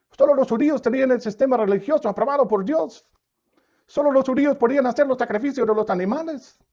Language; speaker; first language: Spanish; non-native, fluent; English